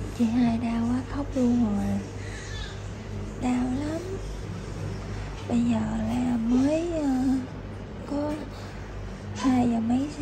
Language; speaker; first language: Vietnamese; native; Vietnamese